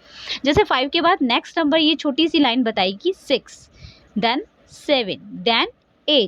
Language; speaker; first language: Hindi; native; Hindi